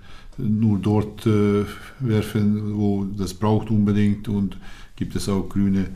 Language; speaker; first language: German; non-native, learner; Hungarian